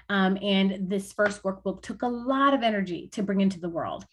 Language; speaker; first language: English; native; English